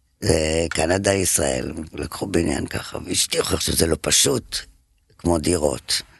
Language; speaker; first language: Hebrew; non-native, fluent; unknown